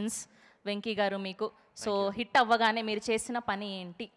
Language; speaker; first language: Telugu; native; Telugu